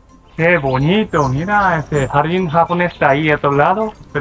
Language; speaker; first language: Spanish; non-native, learner; Japanese